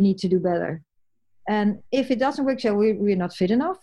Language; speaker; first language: English; non-native, fluent; Dutch